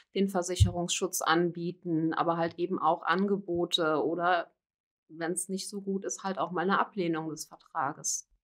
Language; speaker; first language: German; native; German